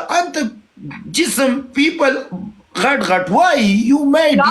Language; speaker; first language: English; non-native, learner; Pashto